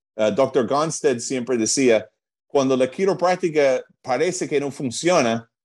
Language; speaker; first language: Spanish; non-native, fluent; English